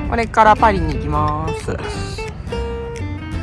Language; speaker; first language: Japanese; native; Japanese